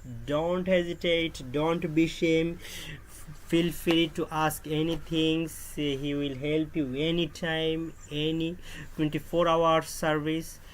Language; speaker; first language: English; non-native, learner; Bangla